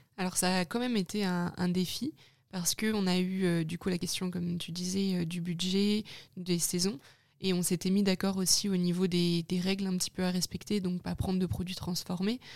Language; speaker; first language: French; native; French